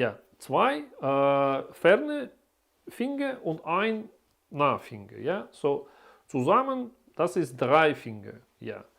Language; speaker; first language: German; non-native, learner; Russian